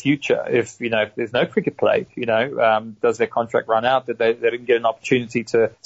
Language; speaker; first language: English; native; English